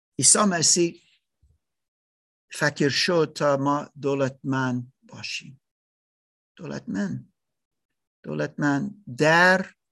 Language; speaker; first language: Persian; non-native, learner; German